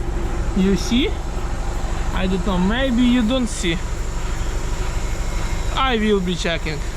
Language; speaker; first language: English; non-native, learner; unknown